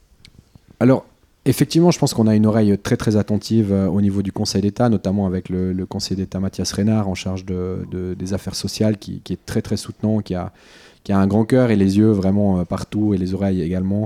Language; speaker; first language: French; native; French